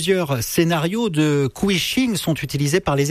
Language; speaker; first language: French; native; French